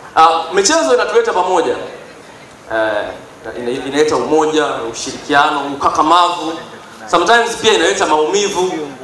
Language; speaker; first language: Swahili; native; Swahili